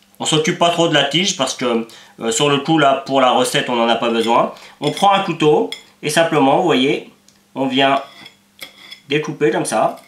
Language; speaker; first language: French; native; French